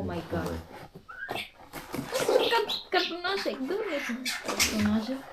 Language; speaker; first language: Dutch; non-native, learner; Filipino